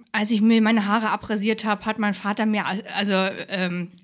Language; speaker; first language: German; native; German